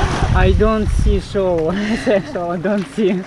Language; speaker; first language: English; non-native, learner; Russian